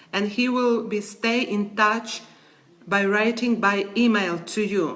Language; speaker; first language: English; non-native, learner; Ukrainian